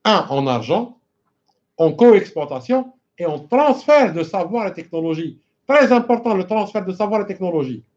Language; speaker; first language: French; non-native, local second language; Arabic